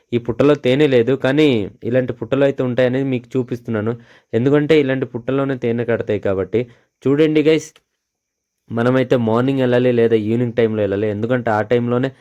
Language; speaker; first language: Telugu; non-native, local second language; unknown